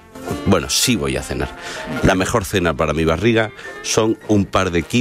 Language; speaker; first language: Spanish; native; Spanish